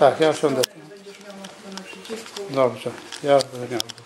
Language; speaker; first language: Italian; non-native, learner; Polish